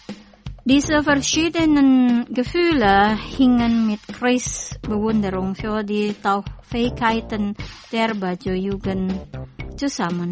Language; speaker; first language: German; non-native, fluent; Indonesian